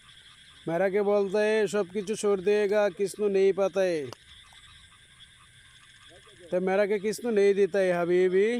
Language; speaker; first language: Hindi; non-native, learner; Bangla